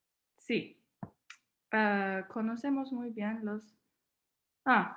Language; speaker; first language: Spanish; non-native, learner; English